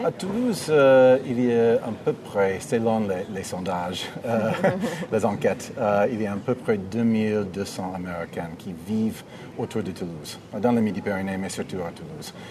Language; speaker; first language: French; non-native, fluent; English